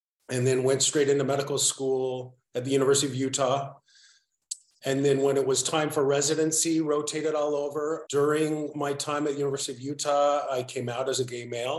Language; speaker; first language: English; native; English